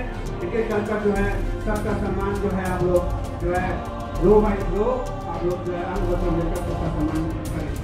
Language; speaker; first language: Hindi; native; Hindi